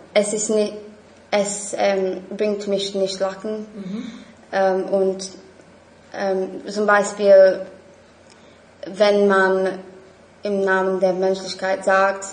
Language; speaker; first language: German; non-native, learner; English